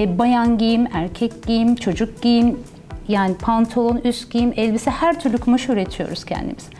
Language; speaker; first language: Turkish; early bilingual, heritage; Turkish